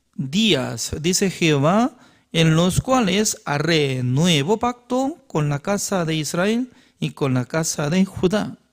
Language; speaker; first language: Spanish; non-native, learner; Korean